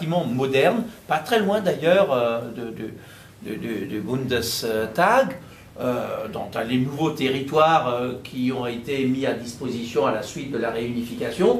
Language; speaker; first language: French; native; French